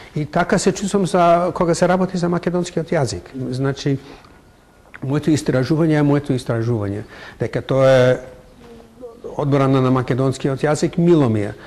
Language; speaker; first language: Macedonian; non-native, fluent; English